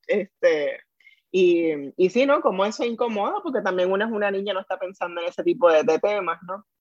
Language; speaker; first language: Spanish; native; Spanish